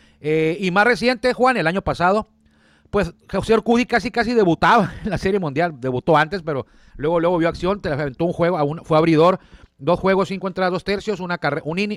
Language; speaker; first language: Spanish; native; Spanish